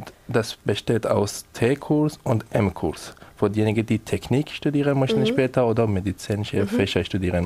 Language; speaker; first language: German; non-native, learner; Persian